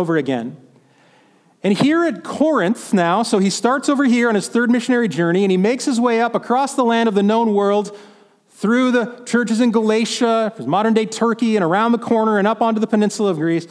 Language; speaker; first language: English; native; English